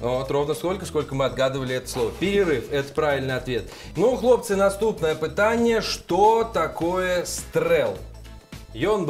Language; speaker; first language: Russian; native; Russian